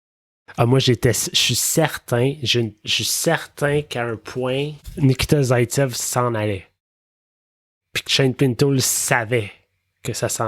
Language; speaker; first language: French; native; French